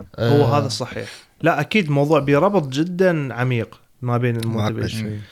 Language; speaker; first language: Arabic; native; Arabic